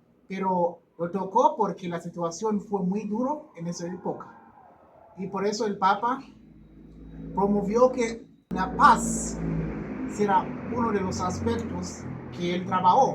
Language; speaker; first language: Spanish; non-native, learner; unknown